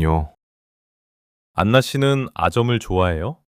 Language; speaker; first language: Korean; early bilingual, heritage; English